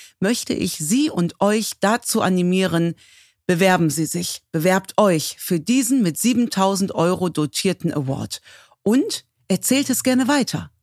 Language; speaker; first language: German; native; German